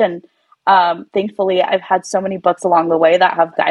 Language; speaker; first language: English; early bilingual, other home language; Spanish